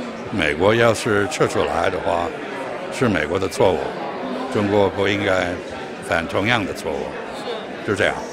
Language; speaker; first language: Chinese; non-native, fluent; English